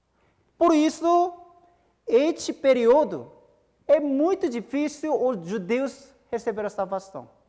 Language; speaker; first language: Portuguese; non-native, fluent; Korean